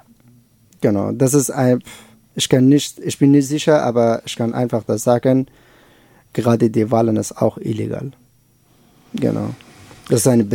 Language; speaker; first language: German; non-native, learner; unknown